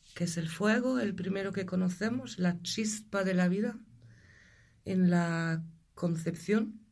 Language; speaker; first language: Spanish; non-native, fluent; German